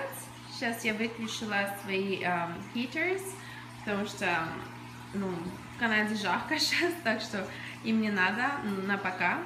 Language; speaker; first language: Russian; early bilingual, other home language; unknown